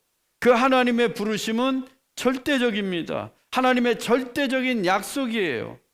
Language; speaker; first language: Korean; native; Korean